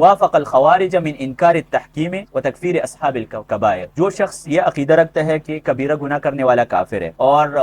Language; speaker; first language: Urdu; non-native, local second language; Pashto